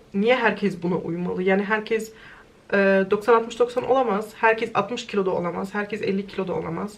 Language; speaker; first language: Turkish; early bilingual, heritage; Turkish